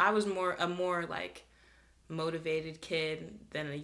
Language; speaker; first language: English; native; English